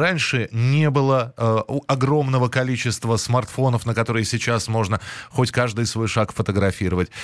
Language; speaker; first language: Russian; native; Russian